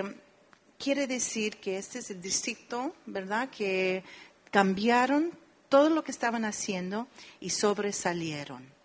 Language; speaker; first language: Spanish; early bilingual, heritage; Spanish